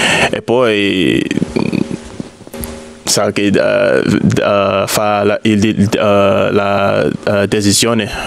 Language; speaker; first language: Italian; non-native, fluent; English